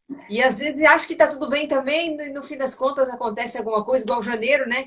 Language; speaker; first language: Portuguese; native; Portuguese